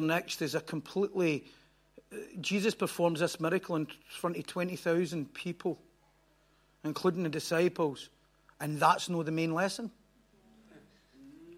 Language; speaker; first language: English; native; English